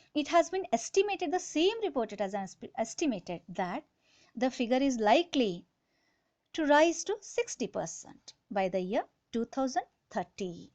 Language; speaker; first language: English; non-native, local second language; Kannada